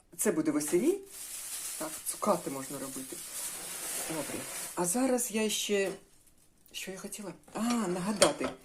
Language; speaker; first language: Ukrainian; non-native, local second language; Russian